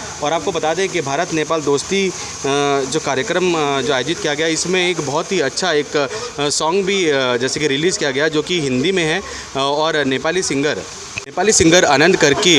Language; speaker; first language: Hindi; native; Hindi